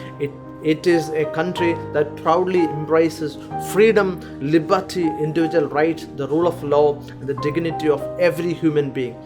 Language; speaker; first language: English; non-native, local second language; Malayalam